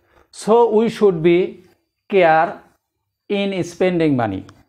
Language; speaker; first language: English; non-native, local second language; Bangla